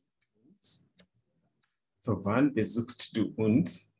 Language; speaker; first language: German; non-native, fluent; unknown